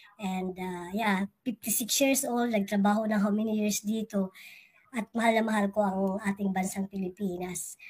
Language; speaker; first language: Filipino; non-native, local second language; Waray